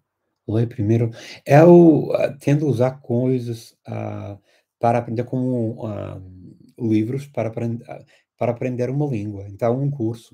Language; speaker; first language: Portuguese; non-native, fluent; English